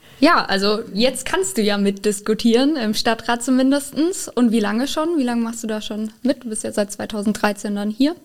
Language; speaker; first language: German; native; German